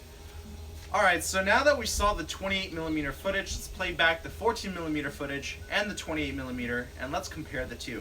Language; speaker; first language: English; native; English